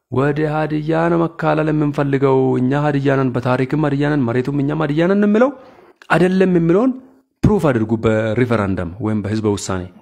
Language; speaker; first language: Amharic; non-native, local second language; Hadiyya